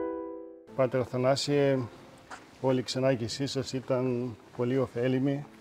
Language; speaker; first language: Greek; native; Greek